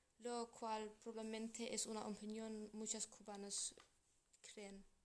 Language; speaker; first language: Spanish; non-native, learner; English